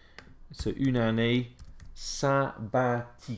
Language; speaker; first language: French; non-native, fluent; English